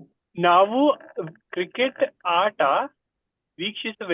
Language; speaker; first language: Kannada; non-native, learner; Telugu